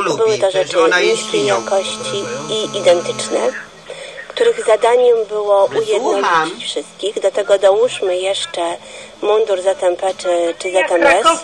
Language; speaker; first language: Polish; native; Polish